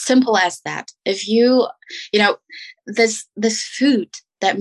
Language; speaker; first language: English; non-native, fluent; German